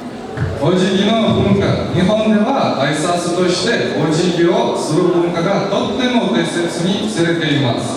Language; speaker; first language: Japanese; non-native, learner; Kyrgyz